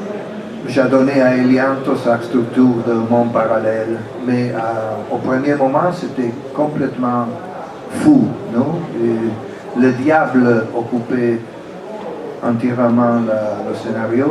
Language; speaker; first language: French; non-native, fluent; Italian